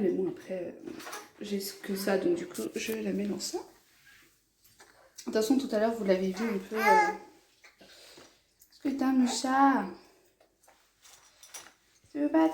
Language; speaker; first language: French; native; French